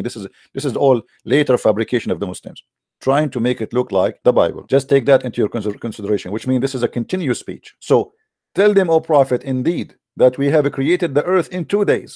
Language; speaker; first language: English; non-native, fluent; Arabic